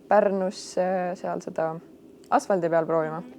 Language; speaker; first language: Estonian; non-native, local second language; Russian